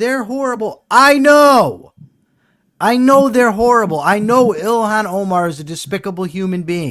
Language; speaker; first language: English; native; English